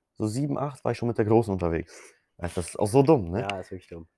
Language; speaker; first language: German; early bilingual, other home language; Polish